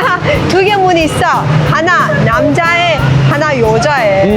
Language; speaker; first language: Korean; non-native, learner; Persian